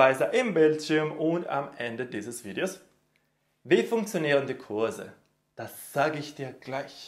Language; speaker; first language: German; non-native, fluent; Spanish